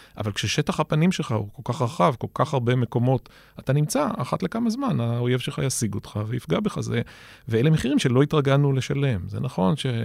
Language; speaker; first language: Hebrew; native; Hebrew